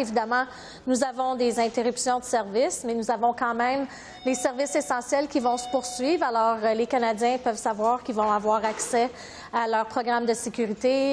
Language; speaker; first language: French; native; French